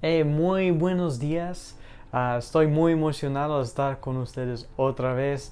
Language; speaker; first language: Spanish; non-native, fluent; English